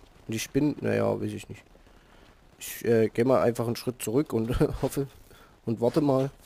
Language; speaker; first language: German; native; German